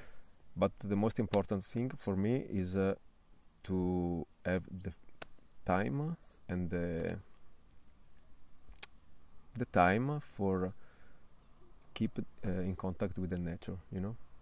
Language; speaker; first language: English; non-native, fluent; Italian